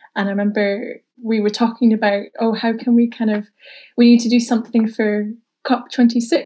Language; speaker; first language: English; native; English